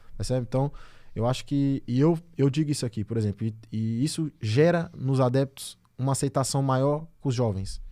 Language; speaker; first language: Portuguese; native; Portuguese